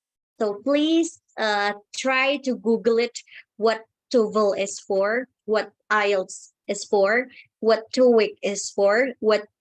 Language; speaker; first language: English; non-native, fluent; Indonesian